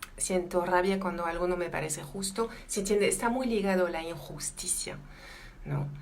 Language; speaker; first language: Spanish; non-native, fluent; French